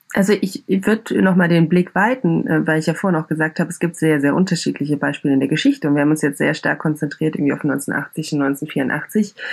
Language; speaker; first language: German; native; German